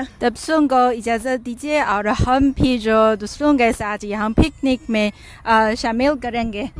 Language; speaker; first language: Hindi; non-native, fluent; Chinese